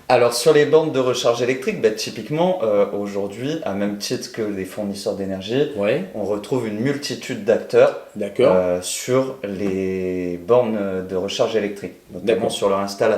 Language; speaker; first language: French; native; French